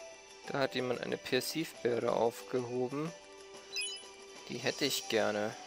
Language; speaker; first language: German; native; German